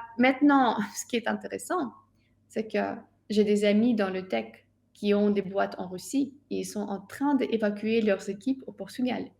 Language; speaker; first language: French; non-native, fluent; Russian